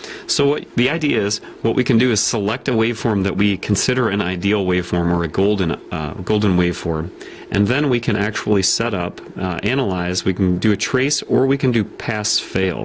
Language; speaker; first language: English; native; English